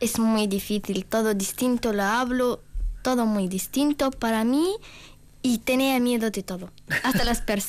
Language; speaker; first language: Spanish; non-native, learner; Arabic